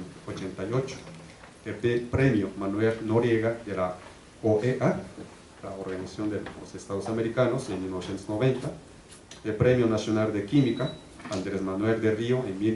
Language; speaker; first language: Spanish; native; Spanish